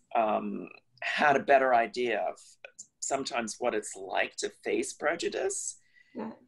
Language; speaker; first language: English; native; English